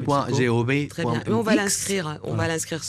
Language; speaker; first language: French; native; French